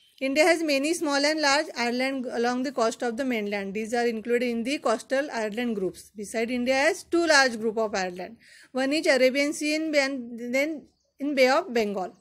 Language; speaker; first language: English; non-native, local second language; Marathi